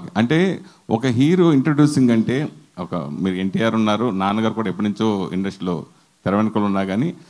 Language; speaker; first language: Telugu; native; Telugu